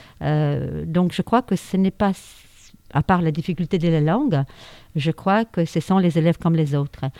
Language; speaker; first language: French; non-native, fluent; Polish